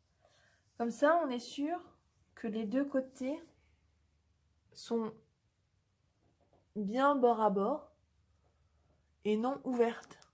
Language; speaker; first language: French; native; French